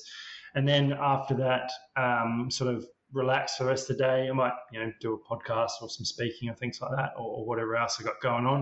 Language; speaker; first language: English; native; English